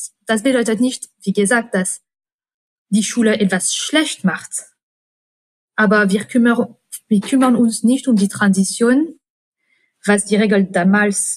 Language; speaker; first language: German; non-native, fluent; French